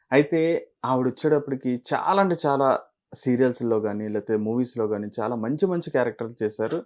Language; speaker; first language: Telugu; native; Telugu